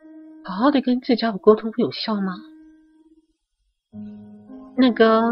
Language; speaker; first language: Chinese; native; Chinese